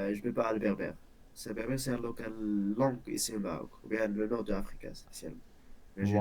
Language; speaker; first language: French; non-native, local second language; Berber languages